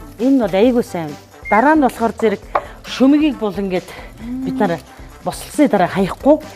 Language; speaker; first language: Mongolian; non-native, local second language; Kazakh